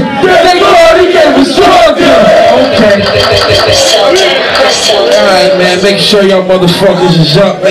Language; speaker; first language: English; native; English